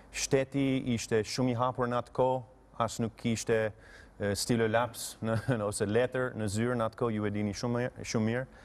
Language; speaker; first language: Albanian; non-native, fluent; English